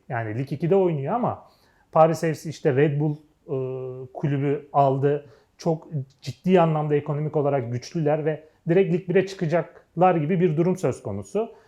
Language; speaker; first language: Turkish; native; Turkish